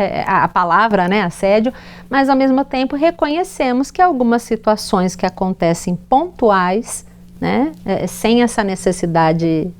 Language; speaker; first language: Portuguese; native; Portuguese